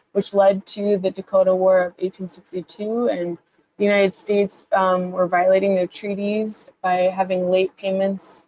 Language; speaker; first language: English; native; English